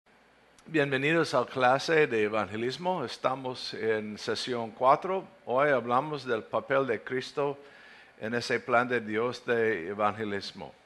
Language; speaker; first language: Spanish; non-native, fluent; English